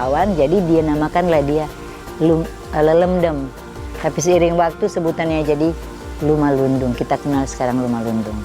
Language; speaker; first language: Indonesian; native; Indonesian